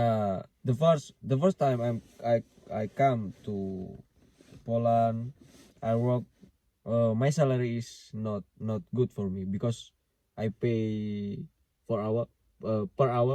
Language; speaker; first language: English; non-native, learner; Indonesian